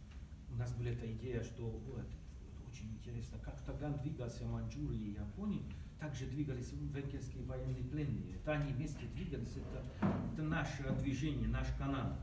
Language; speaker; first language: Russian; non-native, learner; Hungarian